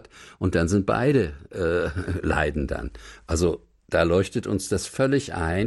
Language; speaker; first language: German; native; German